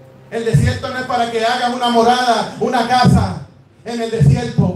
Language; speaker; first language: Spanish; native; Spanish